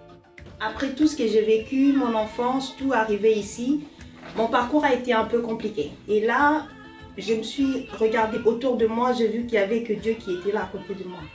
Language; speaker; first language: French; non-native, local second language; Lingala